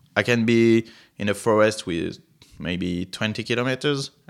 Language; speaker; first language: English; non-native, fluent; French